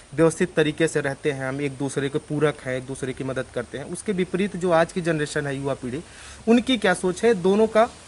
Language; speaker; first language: Hindi; native; Hindi